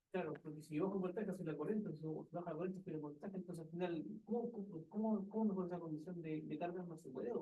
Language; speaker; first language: Spanish; native; Spanish